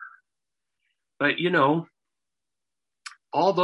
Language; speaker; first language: English; native; English